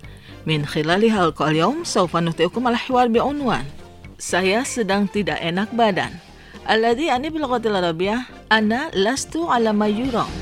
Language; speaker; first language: Arabic; non-native, fluent; Indonesian